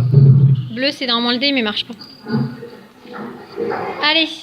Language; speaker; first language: French; native; French